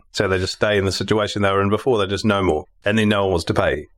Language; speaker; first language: English; native; English